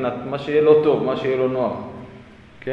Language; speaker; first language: Hebrew; native; Hebrew